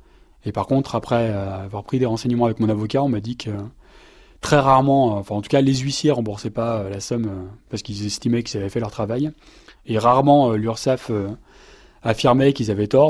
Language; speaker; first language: French; native; French